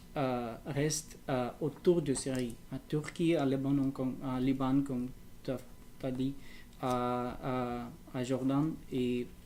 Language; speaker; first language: French; non-native, learner; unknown